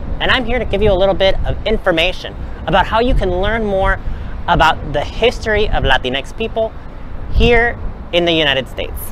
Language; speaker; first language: English; early bilingual, other home language; Spanish